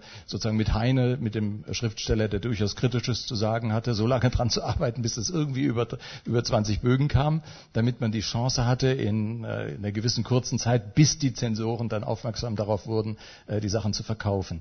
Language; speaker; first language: German; native; German